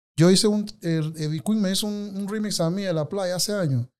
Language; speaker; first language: Spanish; native; Spanish